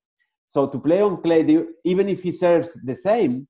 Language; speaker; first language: English; non-native, fluent; Spanish